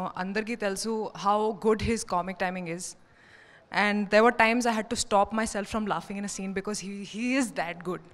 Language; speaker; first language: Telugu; non-native, learner; Hindi